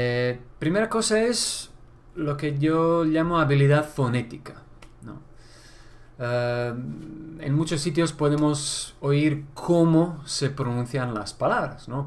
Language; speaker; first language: Spanish; non-native, fluent; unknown